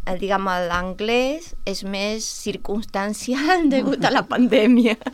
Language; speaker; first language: Catalan; non-native, fluent; Spanish